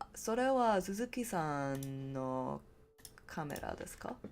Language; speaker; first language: Japanese; non-native, learner; English